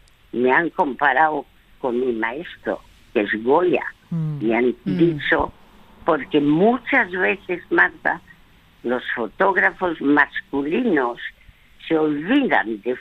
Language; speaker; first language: Spanish; early bilingual, other home language; French